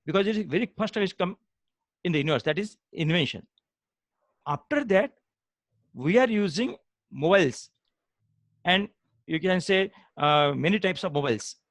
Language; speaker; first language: English; non-native, local second language; Marathi